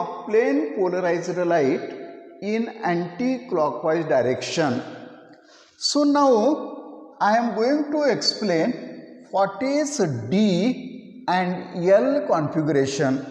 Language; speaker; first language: English; non-native, local second language; Marathi